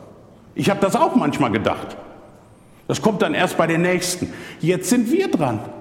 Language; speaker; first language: German; native; German